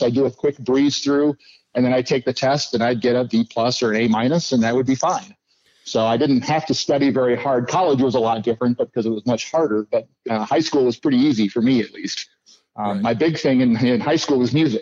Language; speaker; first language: English; native; English